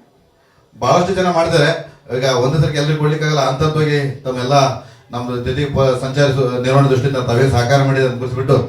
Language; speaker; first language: Kannada; native; Kannada